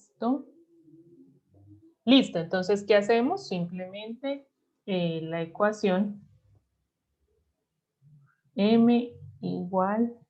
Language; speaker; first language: Spanish; native; Spanish